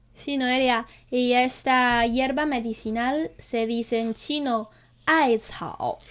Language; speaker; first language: Spanish; non-native, fluent; Chinese